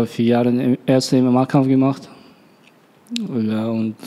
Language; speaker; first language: German; non-native, learner; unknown